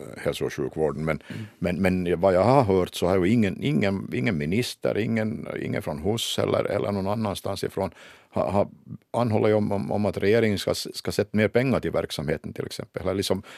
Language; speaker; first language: Swedish; native; Swedish